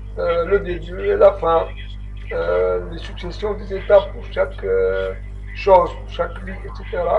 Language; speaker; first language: French; non-native, local second language; Arabic